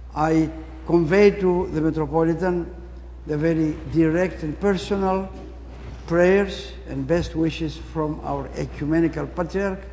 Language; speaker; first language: English; non-native, fluent; Greek